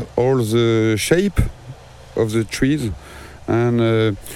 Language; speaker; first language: English; non-native, learner; French